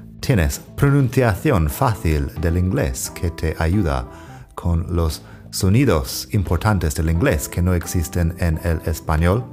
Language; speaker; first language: Spanish; non-native, fluent; English